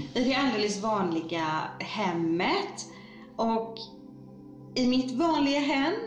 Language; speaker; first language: Swedish; native; Swedish